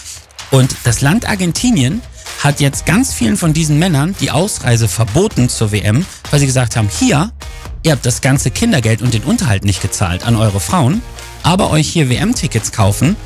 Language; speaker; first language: German; native; German